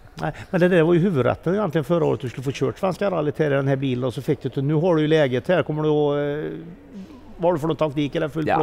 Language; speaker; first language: Swedish; native; Swedish